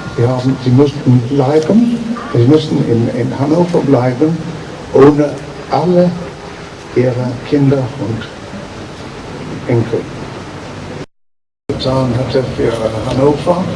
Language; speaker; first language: German; early bilingual, heritage; German